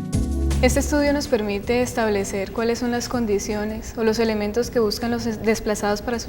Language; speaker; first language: Spanish; native; Spanish